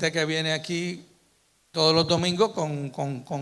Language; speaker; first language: Spanish; native; Spanish